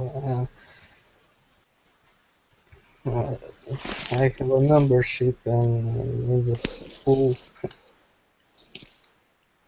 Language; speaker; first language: English; non-native, learner; Russian